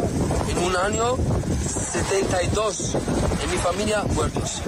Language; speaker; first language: Spanish; non-native, learner; Arabic